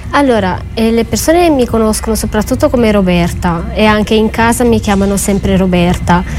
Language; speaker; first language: Italian; non-native, fluent; Romanian